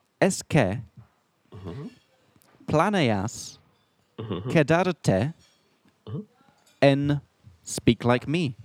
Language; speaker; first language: Spanish; non-native, learner; English